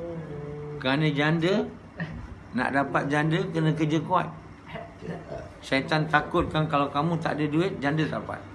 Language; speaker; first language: Malay; native; Malay